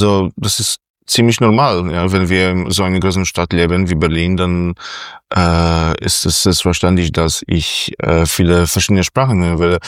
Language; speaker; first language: German; non-native, fluent; Polish